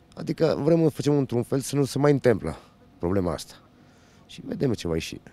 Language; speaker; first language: Romanian; non-native, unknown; Italian